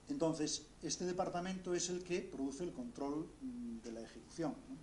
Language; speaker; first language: Spanish; native; Spanish